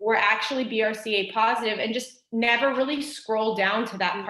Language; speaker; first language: English; native; English